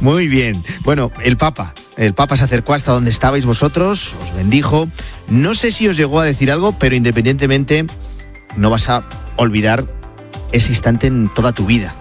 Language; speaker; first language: Spanish; native; Spanish